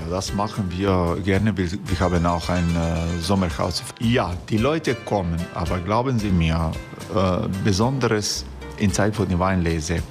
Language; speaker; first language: German; non-native, fluent; Croatian